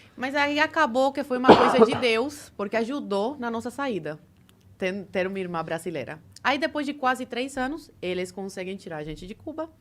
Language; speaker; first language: Portuguese; early bilingual, other home language; Spanish